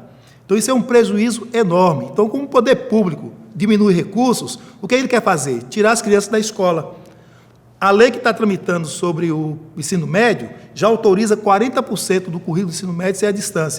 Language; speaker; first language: Portuguese; native; Portuguese